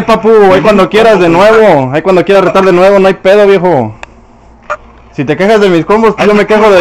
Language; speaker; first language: Spanish; native; Spanish